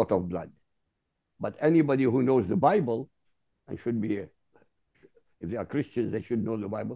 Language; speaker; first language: English; non-native, fluent; Arabic